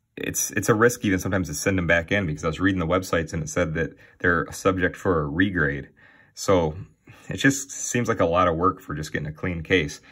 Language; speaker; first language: English; native; English